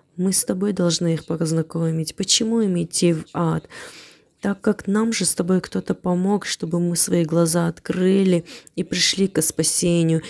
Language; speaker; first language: Russian; non-native, fluent; Armenian